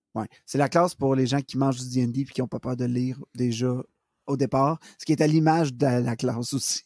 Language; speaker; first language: French; native; French